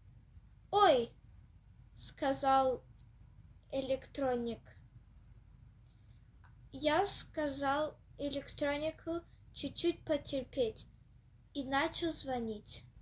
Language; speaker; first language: Russian; early bilingual, heritage; Russian